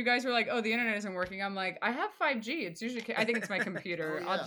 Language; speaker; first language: English; early bilingual, other home language; Spanish